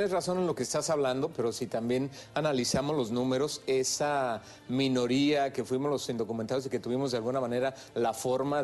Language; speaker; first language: Spanish; early bilingual, other home language; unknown